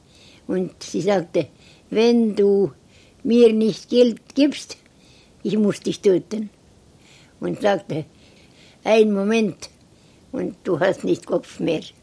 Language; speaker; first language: German; non-native, learner; Estonian